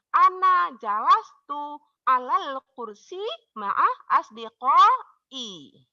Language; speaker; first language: Arabic; non-native, fluent; Indonesian